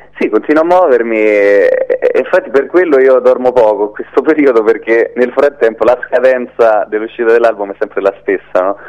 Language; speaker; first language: Italian; native; Italian